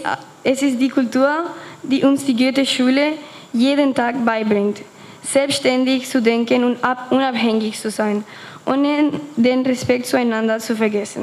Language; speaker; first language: German; non-native, fluent; Spanish